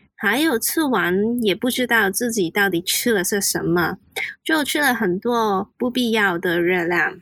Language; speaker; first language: Chinese; non-native, local second language; Cantonese